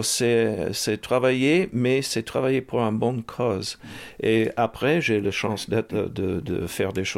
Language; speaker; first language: French; early bilingual, heritage; English